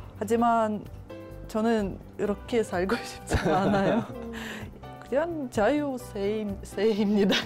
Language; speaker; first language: Korean; non-native, fluent; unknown